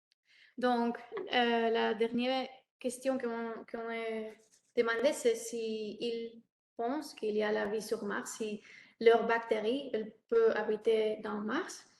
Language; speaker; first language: French; non-native, learner; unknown